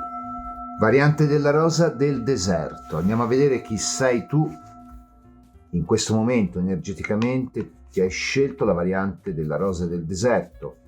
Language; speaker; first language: Italian; native; Italian